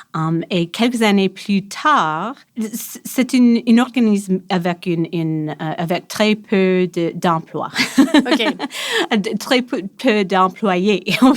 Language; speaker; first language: French; non-native, local second language; English